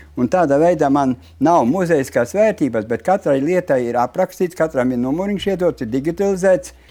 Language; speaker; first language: Latvian; native; Latvian